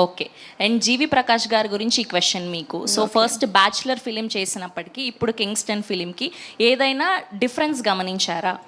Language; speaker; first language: Telugu; native; Telugu